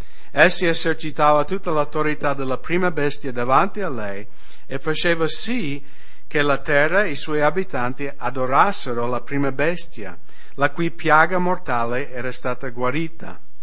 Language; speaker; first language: Italian; non-native, fluent; English